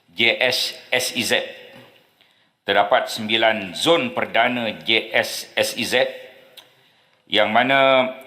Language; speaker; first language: Malay; native; Malay